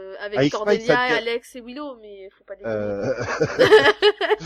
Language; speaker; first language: French; native; French